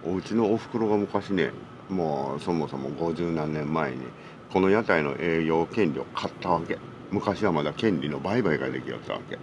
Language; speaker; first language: Japanese; native; Japanese